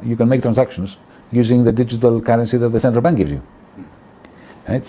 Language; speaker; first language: English; non-native, fluent; Greek